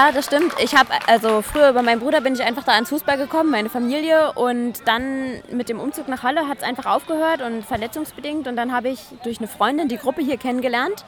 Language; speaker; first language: German; native; German